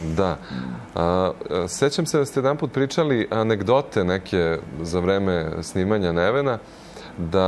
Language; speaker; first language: Croatian; native; Croatian